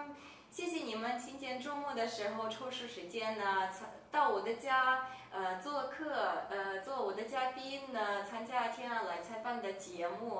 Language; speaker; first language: Chinese; non-native, fluent; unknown